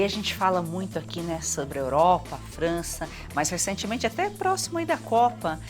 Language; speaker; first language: Portuguese; native; Portuguese